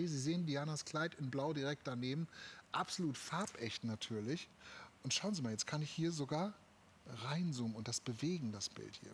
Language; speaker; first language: German; native; German